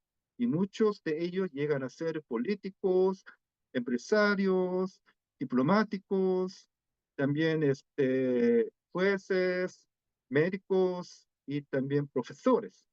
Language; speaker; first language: Spanish; non-native, fluent; Korean